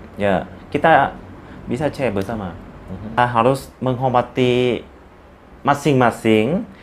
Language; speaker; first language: Indonesian; non-native, learner; Lao